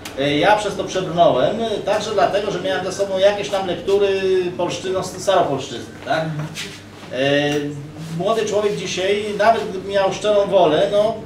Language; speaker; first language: Polish; native; Polish